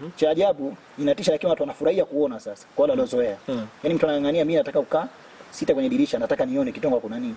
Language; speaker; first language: Swahili; native; Swahili